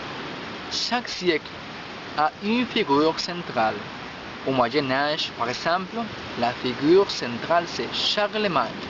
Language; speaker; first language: French; non-native, learner; Spanish